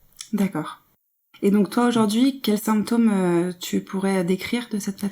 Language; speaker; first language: French; native; French